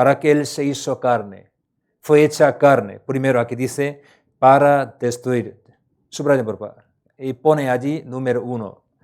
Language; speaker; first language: Spanish; non-native, learner; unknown